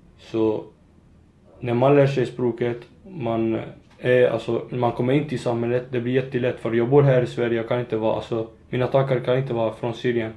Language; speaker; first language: Swedish; non-native, fluent; Arabic